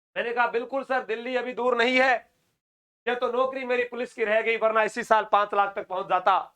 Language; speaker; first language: Hindi; native; Hindi